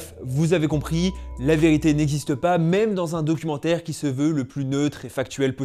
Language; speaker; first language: French; native; French